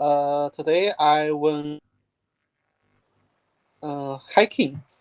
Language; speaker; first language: English; non-native, learner; Chinese